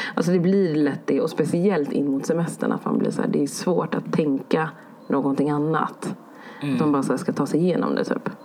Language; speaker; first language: Swedish; early bilingual, other home language; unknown